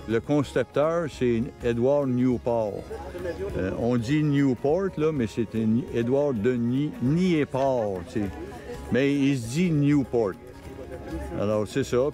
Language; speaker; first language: French; native; French